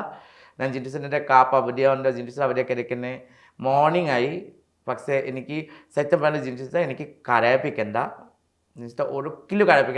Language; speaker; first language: Malayalam; non-native, learner; Assamese